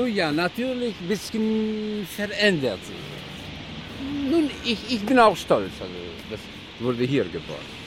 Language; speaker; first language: German; non-native, learner; Tajik